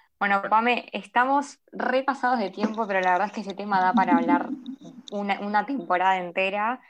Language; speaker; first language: Spanish; native; Spanish